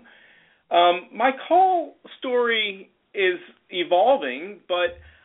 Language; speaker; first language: English; native; English